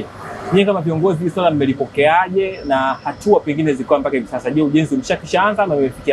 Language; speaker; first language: Swahili; native; Swahili